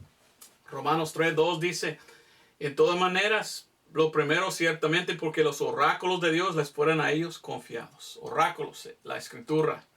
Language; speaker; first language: Spanish; non-native, fluent; English